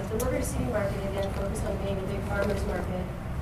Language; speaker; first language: English; native; English